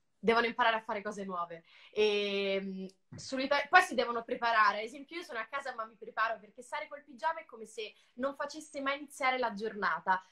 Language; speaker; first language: Italian; native; Italian